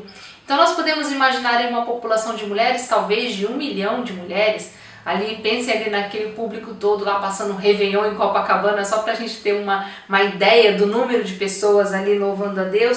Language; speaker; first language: Portuguese; native; Portuguese